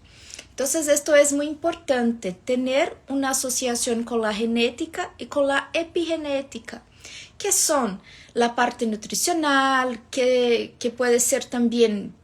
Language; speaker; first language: Spanish; non-native, fluent; Portuguese